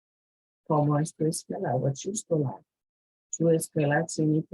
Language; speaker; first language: Spanish; non-native, fluent; English